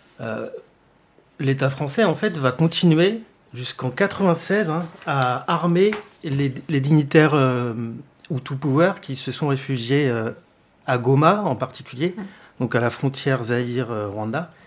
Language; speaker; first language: French; native; French